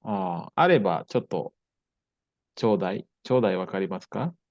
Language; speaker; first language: Japanese; non-native, fluent; Indonesian